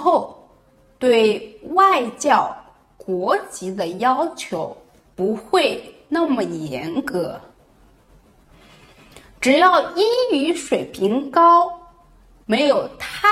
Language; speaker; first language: Chinese; native; Chinese